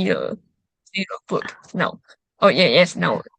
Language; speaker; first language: English; non-native, learner; Chinese